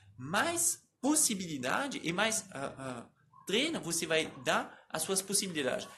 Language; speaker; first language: Portuguese; non-native, fluent; French